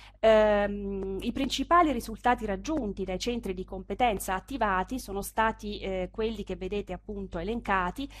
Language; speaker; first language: Italian; native; Italian